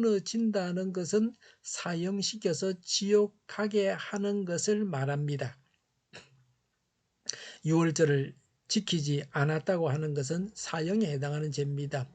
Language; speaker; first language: Korean; native; Korean